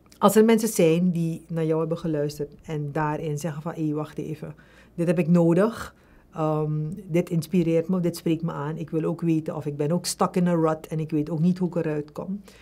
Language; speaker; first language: Dutch; native; Dutch